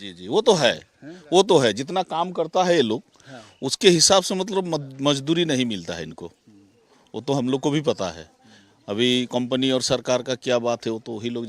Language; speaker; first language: Hindi; non-native, local second language; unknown